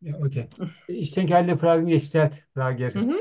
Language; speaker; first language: German; non-native, learner; Turkish